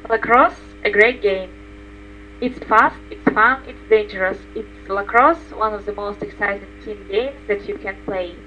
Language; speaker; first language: English; non-native, learner; Russian